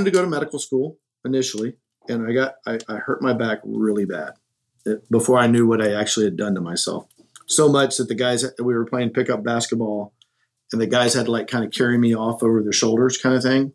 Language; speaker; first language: English; native; English